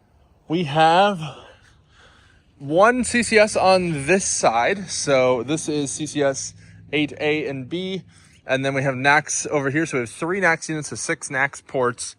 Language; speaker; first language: English; native; English